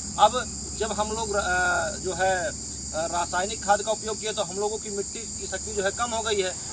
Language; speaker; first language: Hindi; native; Hindi